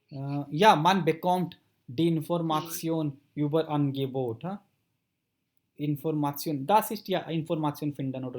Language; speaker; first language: German; non-native, fluent; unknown